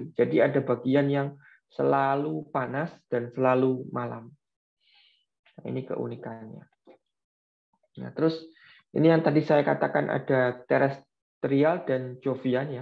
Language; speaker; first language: Indonesian; native; Indonesian